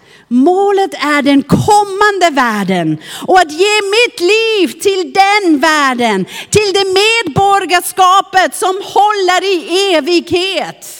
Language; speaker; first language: Swedish; non-native, fluent; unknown